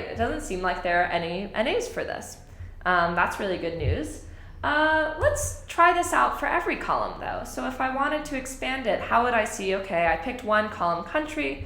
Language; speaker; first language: English; native; English